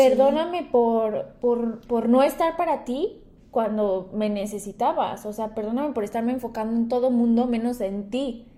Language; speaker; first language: Spanish; native; Spanish